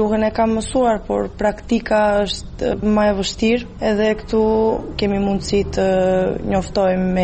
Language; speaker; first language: Albanian; non-native, fluent; Serbian